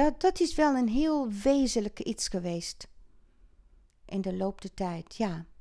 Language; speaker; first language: Dutch; non-native, fluent; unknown